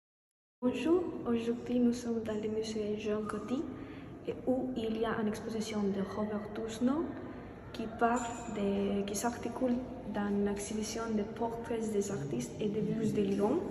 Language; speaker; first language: French; non-native, learner; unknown